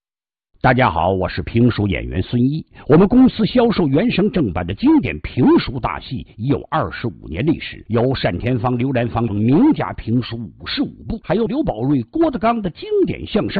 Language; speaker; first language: Chinese; native; Chinese